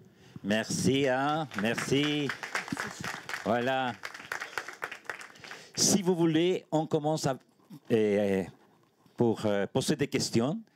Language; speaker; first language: French; non-native, learner; Spanish